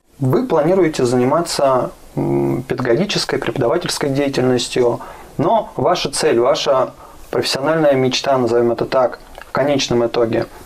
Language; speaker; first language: Russian; native; Russian